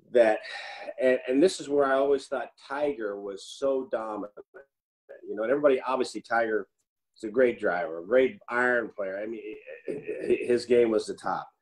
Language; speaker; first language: English; native; English